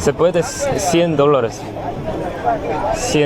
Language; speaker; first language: Spanish; non-native, learner; Korean